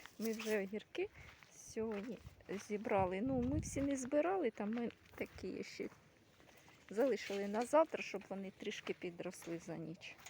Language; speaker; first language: Ukrainian; native; Ukrainian